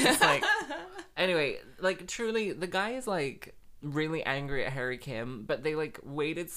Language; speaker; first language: English; native; English